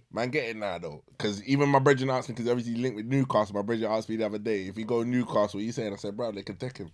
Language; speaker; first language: English; native; English